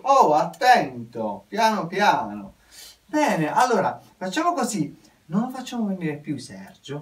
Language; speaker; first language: Italian; native; Italian